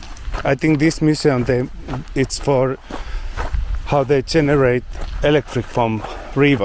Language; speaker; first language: English; non-native, learner; Finnish